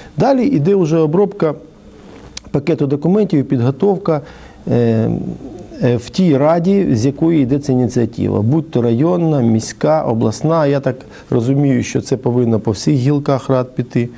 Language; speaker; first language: Ukrainian; native; Ukrainian